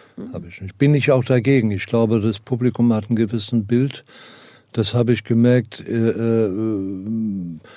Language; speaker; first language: German; non-native, fluent; Afrikaans